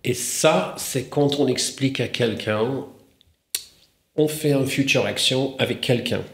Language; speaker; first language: French; non-native, fluent; English